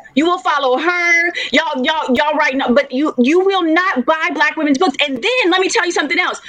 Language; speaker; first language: English; native; English